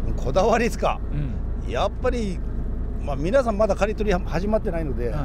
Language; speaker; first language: Japanese; native; Japanese